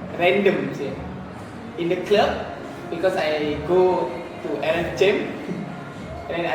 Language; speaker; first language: English; non-native, fluent; Indonesian